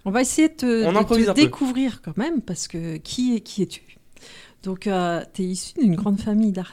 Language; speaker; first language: French; native; French